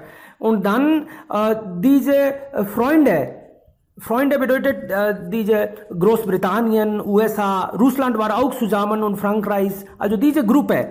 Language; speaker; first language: German; non-native, fluent; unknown